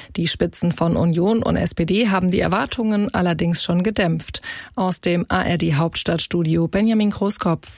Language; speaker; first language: German; native; German